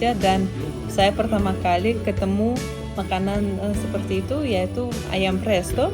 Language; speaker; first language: Indonesian; non-native, fluent; Russian